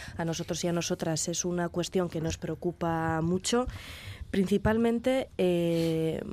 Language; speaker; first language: Spanish; non-native, local second language; Basque